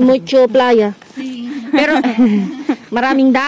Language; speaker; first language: Spanish; non-native, learner; Filipino